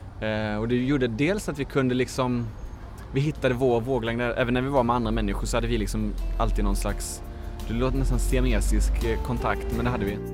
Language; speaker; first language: Swedish; native; Swedish